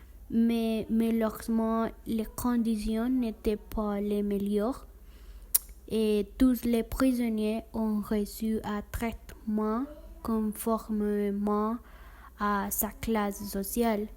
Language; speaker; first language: French; non-native, learner; Spanish